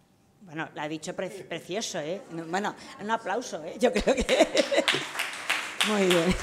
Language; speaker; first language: Spanish; native; Spanish